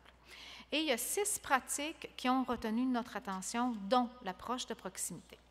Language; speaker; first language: French; native; French